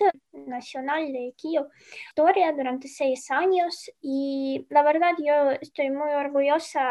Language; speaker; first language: Spanish; non-native, fluent; Ukrainian